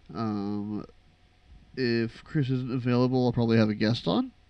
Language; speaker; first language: English; native; English